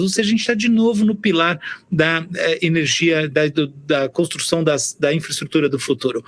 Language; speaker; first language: Portuguese; native; Portuguese